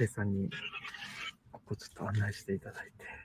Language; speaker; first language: Japanese; native; Japanese